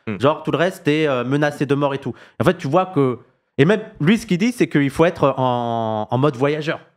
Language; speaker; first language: French; native; French